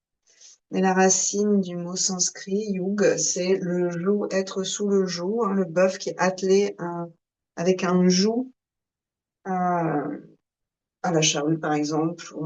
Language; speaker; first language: French; native; French